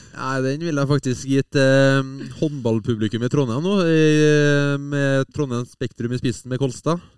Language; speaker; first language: Norwegian; native; Norwegian